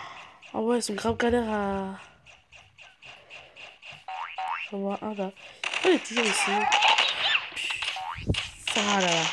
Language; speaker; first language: French; native; French